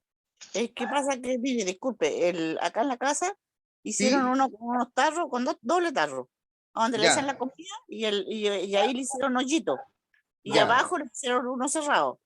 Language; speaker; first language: Spanish; native; Spanish